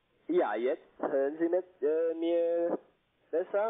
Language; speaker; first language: German; non-native, learner; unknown